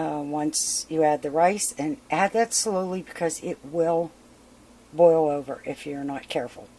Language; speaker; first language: English; native; English